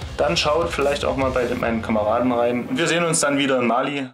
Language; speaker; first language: German; native; German